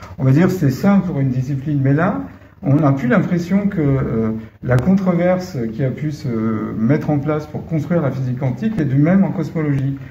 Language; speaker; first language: French; native; French